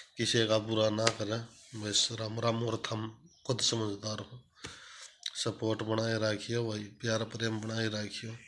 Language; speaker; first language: Hindi; native; Hindi